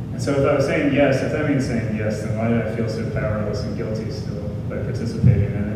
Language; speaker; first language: English; native; English